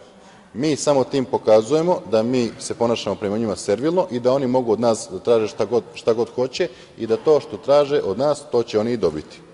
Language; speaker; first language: Serbian; native; Serbian